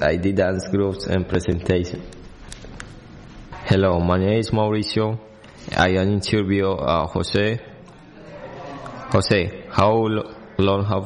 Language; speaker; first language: English; non-native, fluent; Spanish